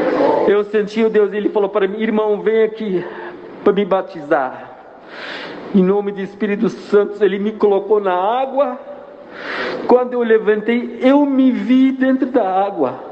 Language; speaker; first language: Portuguese; non-native, fluent; Arabic